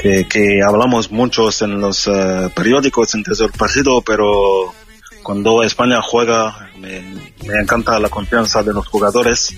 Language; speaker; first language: Spanish; non-native, fluent; French